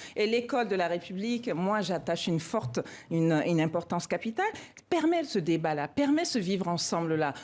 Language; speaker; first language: French; non-native, local second language; Bambara